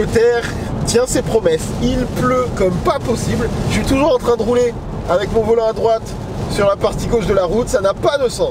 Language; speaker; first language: French; native; French